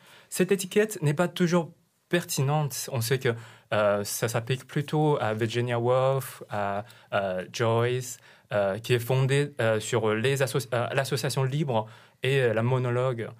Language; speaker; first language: French; non-native, fluent; Chinese